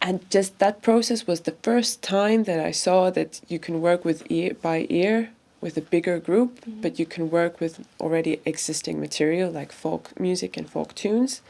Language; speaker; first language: English; non-native, fluent; Latvian